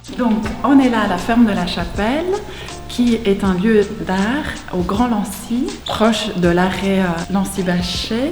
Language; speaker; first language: French; non-native, local second language; German